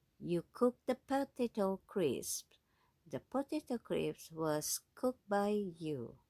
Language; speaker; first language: English; non-native, fluent; Indonesian